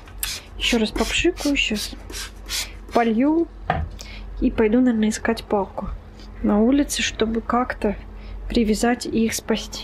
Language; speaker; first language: Russian; native; Russian